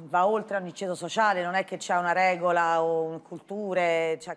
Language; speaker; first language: Italian; native; Italian